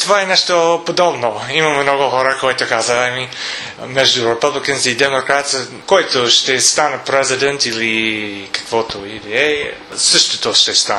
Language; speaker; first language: Bulgarian; non-native, learner; English